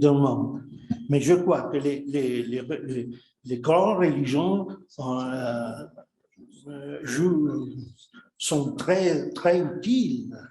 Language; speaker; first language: French; non-native, fluent; Italian